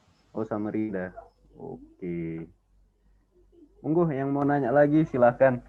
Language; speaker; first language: Indonesian; native; Indonesian